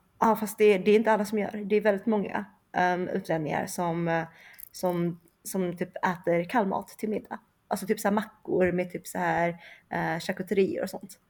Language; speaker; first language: Swedish; early bilingual, other home language; Chinese